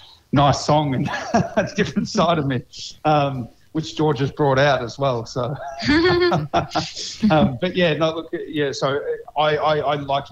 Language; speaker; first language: English; native; English